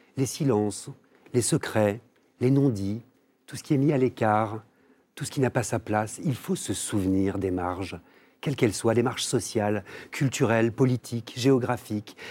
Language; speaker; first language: French; native; French